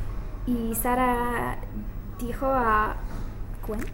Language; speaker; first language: Spanish; non-native, learner; English